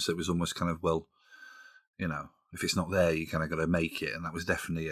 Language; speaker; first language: English; native; English